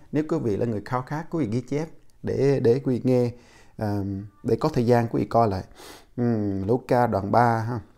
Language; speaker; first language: Vietnamese; non-native, local second language; Jarai